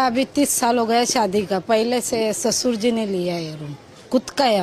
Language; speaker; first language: Hindi; non-native, local second language; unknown